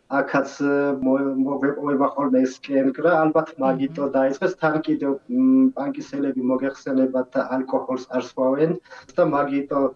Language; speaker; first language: Georgian; non-native, local second language; Chechen